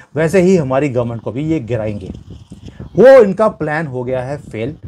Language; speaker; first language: Hindi; native; Hindi